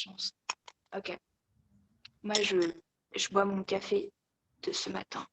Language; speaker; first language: French; native; French